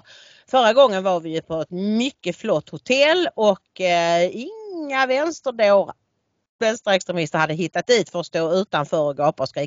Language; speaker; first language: Swedish; native; Swedish